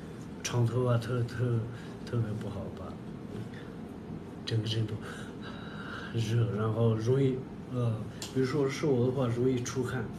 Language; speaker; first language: Chinese; non-native, local second language; Tibetan